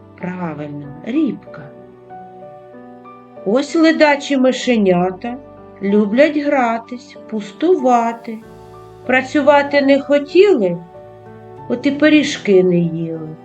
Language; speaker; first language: Ukrainian; native; Ukrainian